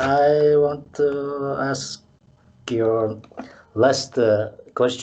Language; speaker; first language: English; non-native, learner; Mongolian